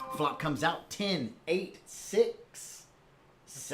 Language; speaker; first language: English; native; English